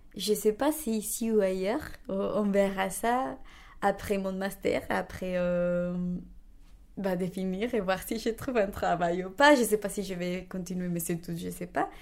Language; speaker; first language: French; non-native, fluent; Spanish